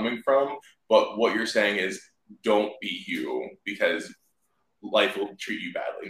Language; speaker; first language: English; native; English